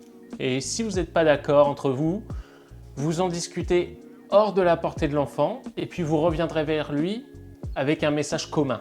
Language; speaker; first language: French; native; French